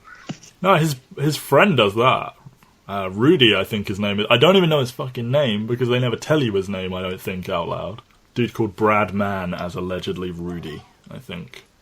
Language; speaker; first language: English; native; English